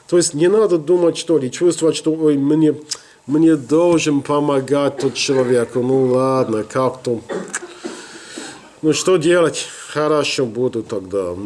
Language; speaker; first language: Russian; non-native, learner; English